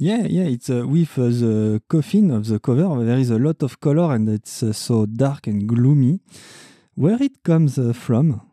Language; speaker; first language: English; non-native, learner; French